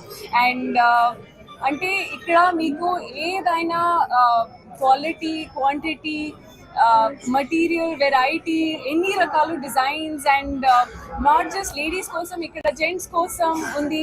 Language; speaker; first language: Telugu; non-native, learner; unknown